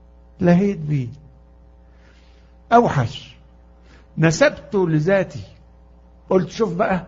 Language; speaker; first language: Arabic; native; Arabic